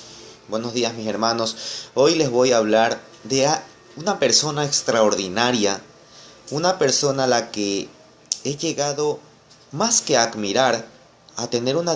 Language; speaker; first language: Spanish; native; Spanish